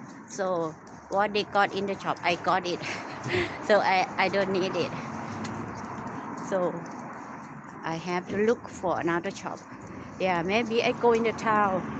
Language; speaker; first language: English; non-native, learner; Thai